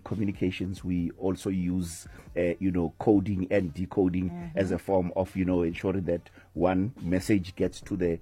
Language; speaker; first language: English; non-native, local second language; Tswana